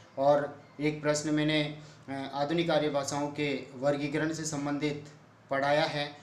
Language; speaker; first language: Hindi; native; Hindi